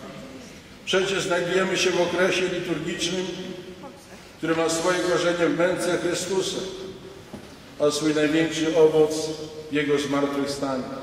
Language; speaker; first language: Polish; native; Polish